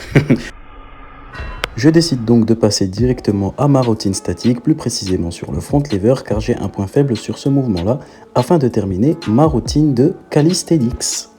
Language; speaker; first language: French; native; French